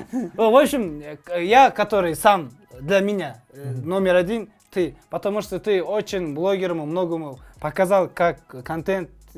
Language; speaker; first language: Russian; non-native, learner; Kazakh